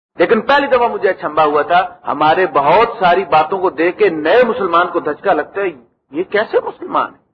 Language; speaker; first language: Urdu; native; Urdu